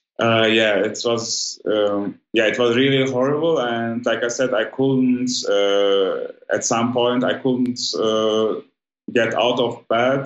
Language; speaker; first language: English; non-native, fluent; German